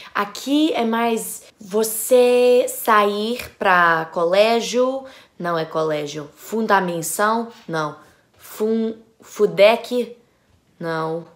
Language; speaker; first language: Portuguese; non-native, learner; English